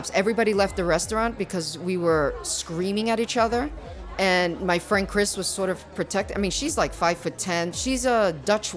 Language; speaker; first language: English; early bilingual, other home language; Spanish